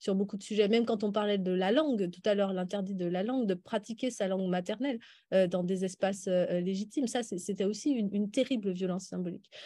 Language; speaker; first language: French; native; French